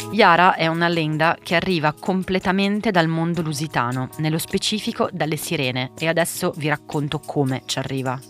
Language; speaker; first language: Italian; early bilingual, other home language; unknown